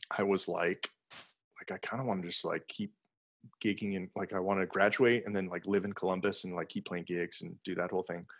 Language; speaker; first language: English; native; English